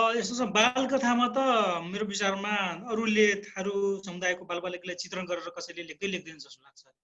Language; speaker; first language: Nepali; non-native, local second language; Rana Tharu